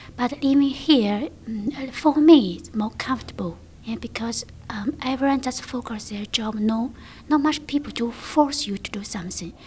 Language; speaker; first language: English; non-native, learner; Chinese